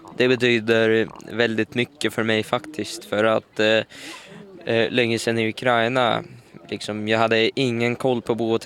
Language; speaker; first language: Swedish; early bilingual, other home language; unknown